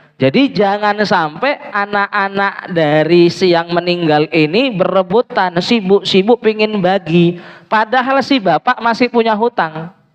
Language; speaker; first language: Indonesian; native; Indonesian